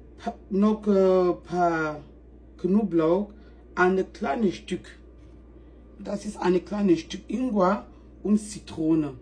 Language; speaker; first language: German; non-native, fluent; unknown